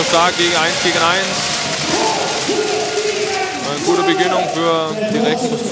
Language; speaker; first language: German; non-native, fluent; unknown